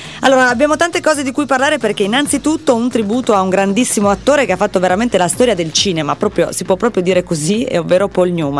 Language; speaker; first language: Italian; native; Italian